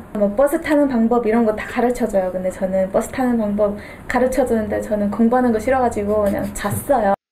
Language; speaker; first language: Korean; native; Korean